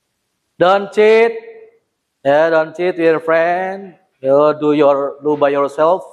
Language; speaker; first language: English; non-native, learner; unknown